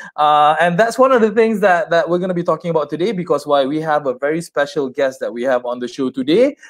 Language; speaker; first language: English; non-native, local second language; Malay